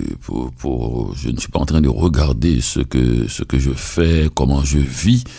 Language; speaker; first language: French; non-native, local second language; Haitian Creole